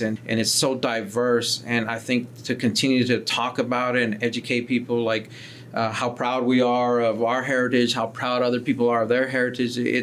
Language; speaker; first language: English; early bilingual, other home language; Spanish